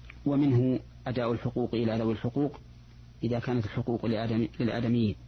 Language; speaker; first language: Arabic; native; Arabic